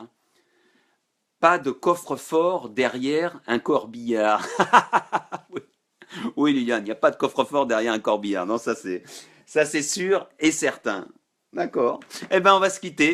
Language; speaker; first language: French; native; French